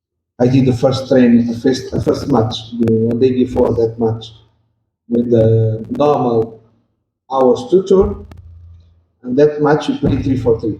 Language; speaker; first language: English; non-native, learner; Portuguese